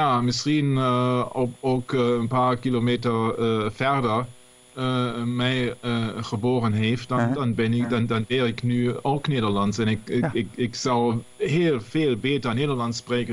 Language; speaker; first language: Dutch; non-native, learner; German